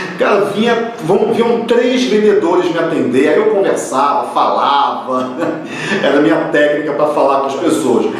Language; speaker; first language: Portuguese; native; Portuguese